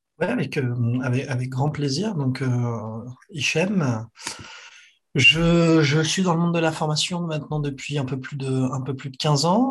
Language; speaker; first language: French; native; French